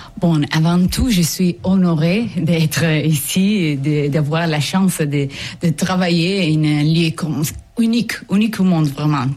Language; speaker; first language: French; non-native, fluent; Italian